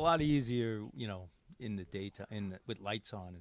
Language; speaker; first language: English; native; English